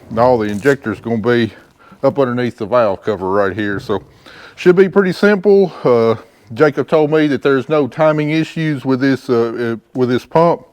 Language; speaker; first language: English; native; English